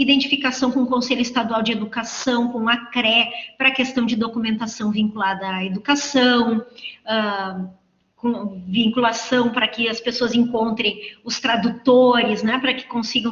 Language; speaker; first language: Portuguese; native; Portuguese